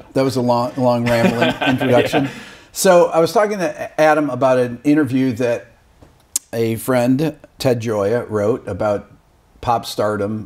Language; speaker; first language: English; native; English